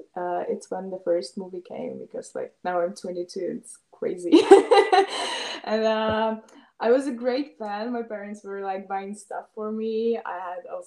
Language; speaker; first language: English; non-native, fluent; Russian